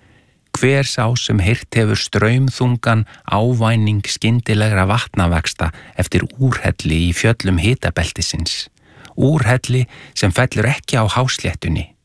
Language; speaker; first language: Icelandic; native; Icelandic